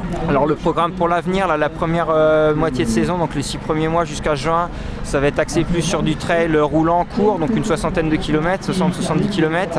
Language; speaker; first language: French; native; French